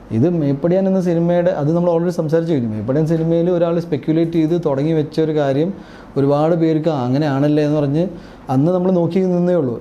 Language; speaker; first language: Malayalam; early bilingual, heritage; Malayalam